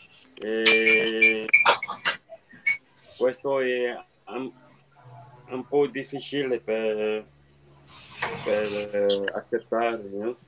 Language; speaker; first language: Italian; non-native, learner; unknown